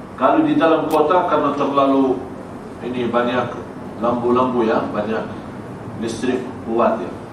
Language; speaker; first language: Malay; non-native, fluent; Arabic